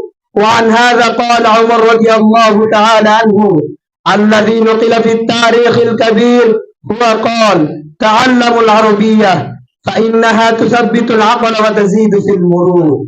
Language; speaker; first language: Arabic; non-native, learner; Bangla